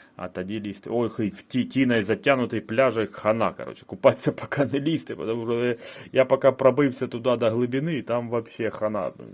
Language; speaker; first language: Ukrainian; non-native, local second language; Russian